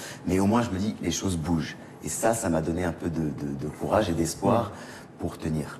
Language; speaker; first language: French; native; French